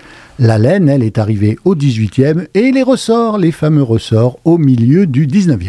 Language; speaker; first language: French; native; French